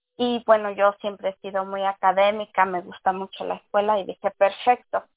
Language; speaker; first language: Spanish; early bilingual, heritage; English